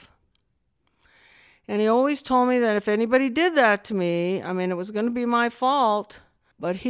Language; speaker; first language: English; native; English